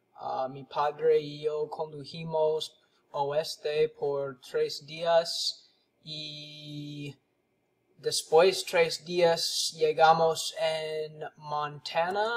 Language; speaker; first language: Spanish; non-native, learner; English